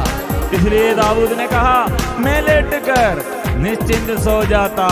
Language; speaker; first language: Hindi; non-native, local second language; Malayalam